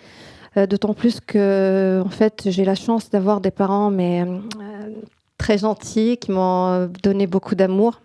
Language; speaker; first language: French; non-native, local second language; Arabic